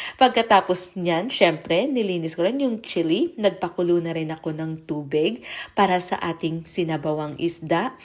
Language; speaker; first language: Filipino; non-native, local second language; Hiligaynon